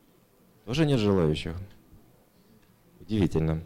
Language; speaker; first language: Russian; native; Russian